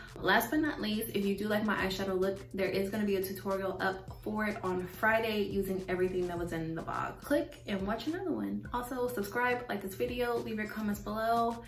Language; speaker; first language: English; native; English